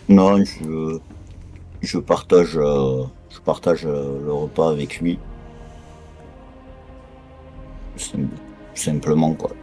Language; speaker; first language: French; native; French